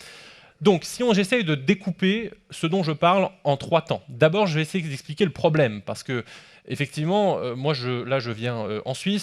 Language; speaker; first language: French; native; French